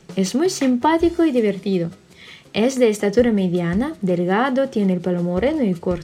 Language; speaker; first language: Spanish; non-native, fluent; Russian